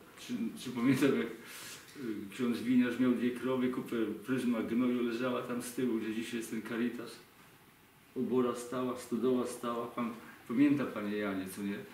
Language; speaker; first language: Polish; native; Polish